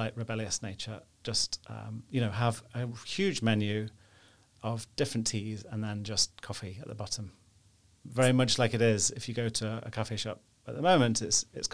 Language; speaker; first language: English; native; English